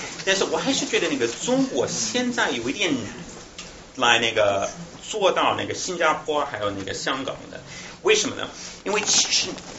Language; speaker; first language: Chinese; non-native, fluent; English